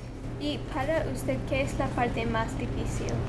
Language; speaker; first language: Spanish; non-native, learner; English